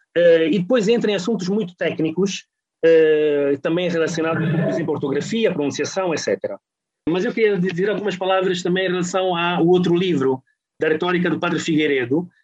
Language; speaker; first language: Portuguese; non-native, fluent; Italian